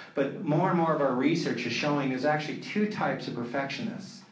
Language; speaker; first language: English; native; English